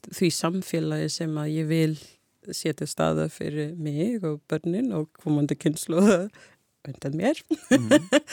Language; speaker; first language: Icelandic; non-native, fluent; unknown